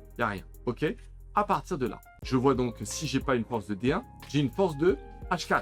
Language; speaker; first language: French; native; French